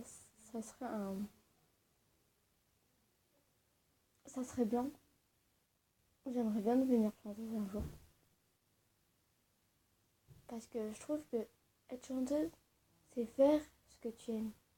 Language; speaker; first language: French; early bilingual, other home language; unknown